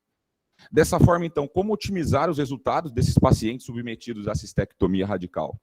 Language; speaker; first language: Portuguese; native; Portuguese